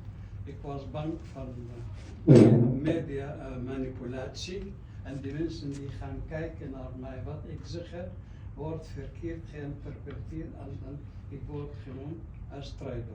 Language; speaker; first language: Dutch; non-native, fluent; Arabic